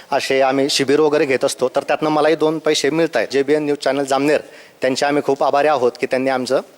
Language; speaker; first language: Marathi; native; Marathi